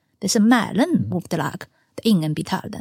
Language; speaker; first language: Swedish; non-native, fluent; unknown